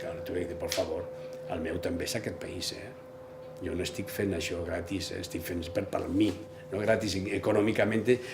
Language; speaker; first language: Catalan; non-native, local second language; Spanish